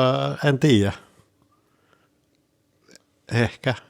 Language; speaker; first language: Finnish; native; Finnish